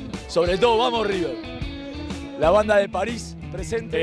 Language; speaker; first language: Spanish; native; Spanish